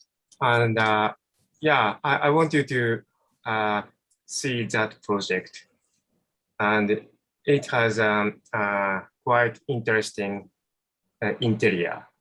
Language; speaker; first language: English; non-native, fluent; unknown